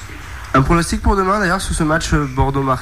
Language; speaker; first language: French; native; French